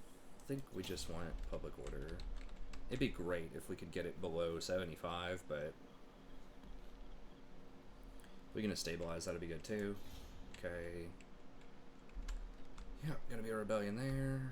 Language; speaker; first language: English; native; English